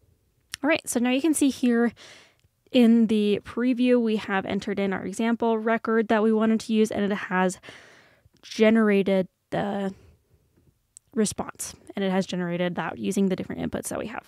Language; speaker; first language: English; native; English